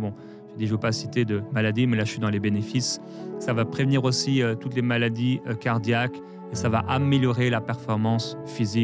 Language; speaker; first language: French; native; French